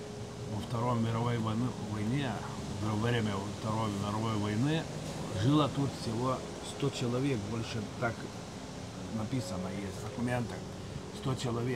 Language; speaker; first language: Russian; non-native, local second language; Lithuanian